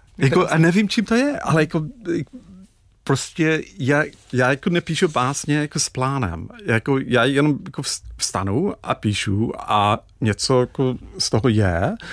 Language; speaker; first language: Czech; non-native, fluent; English